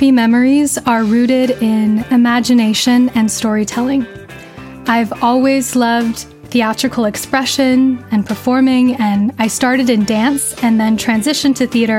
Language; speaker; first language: English; native; English